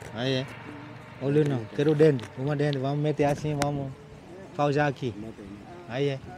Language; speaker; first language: Portuguese; non-native, learner; Vietnamese